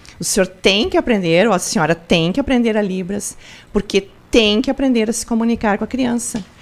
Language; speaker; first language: Portuguese; native; Portuguese